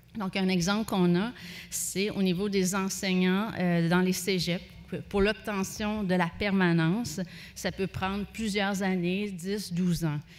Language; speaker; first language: French; native; French